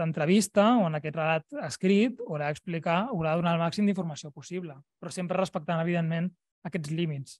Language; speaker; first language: Catalan; native; Catalan